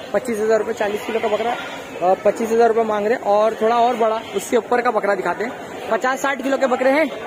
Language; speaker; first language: Hindi; native; Hindi